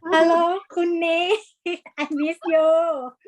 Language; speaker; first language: English; non-native, learner; Thai